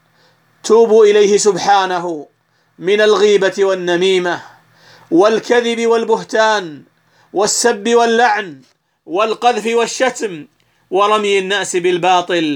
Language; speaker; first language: Arabic; native; Arabic